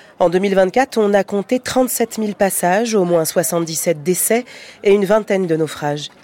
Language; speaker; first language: French; native; French